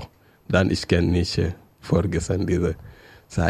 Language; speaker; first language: German; non-native, learner; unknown